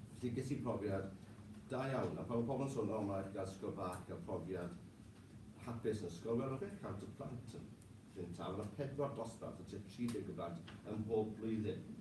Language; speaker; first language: Welsh; non-native, local second language; English